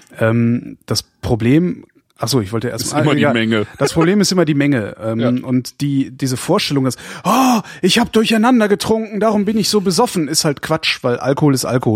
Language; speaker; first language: German; native; German